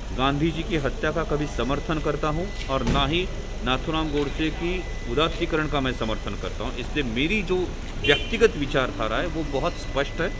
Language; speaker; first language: Hindi; non-native, local second language; Marathi